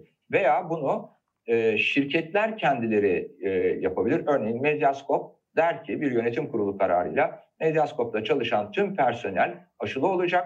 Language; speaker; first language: Turkish; native; Turkish